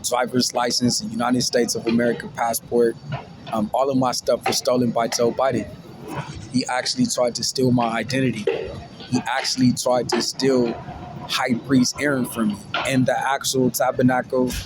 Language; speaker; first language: English; native; English